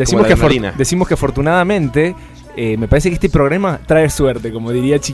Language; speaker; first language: Spanish; native; Spanish